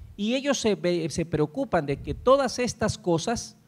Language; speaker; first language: Spanish; native; Spanish